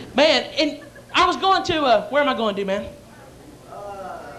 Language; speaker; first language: English; native; English